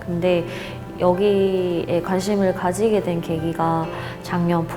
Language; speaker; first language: Korean; native; Korean